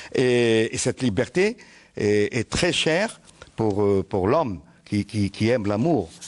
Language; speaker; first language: French; non-native, local second language; Arabic